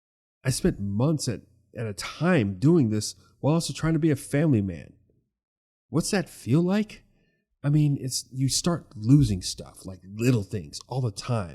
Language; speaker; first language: English; native; English